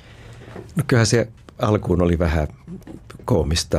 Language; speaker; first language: Finnish; native; Finnish